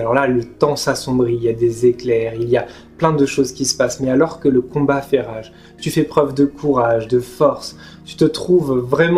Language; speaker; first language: French; native; French